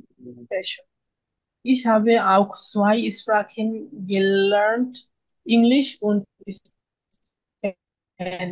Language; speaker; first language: German; non-native, learner; Bangla